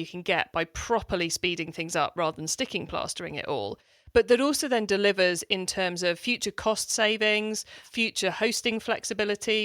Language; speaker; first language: English; native; English